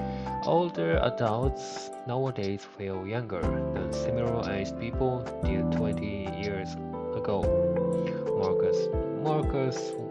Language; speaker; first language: English; non-native, learner; Japanese